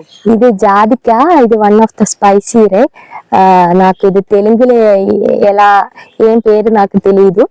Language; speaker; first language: Telugu; non-native, learner; Malayalam